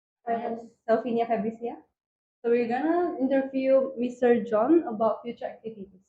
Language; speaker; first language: English; non-native, learner; Indonesian